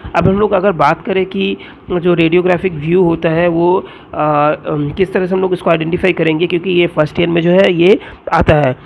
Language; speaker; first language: Hindi; non-native, local second language; Bangla